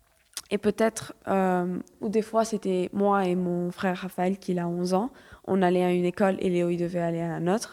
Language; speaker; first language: French; early bilingual, heritage; French